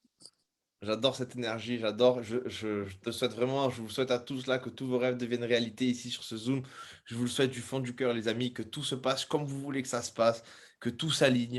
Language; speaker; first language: French; native; French